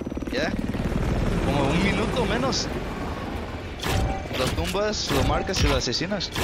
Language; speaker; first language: Spanish; early bilingual, heritage; English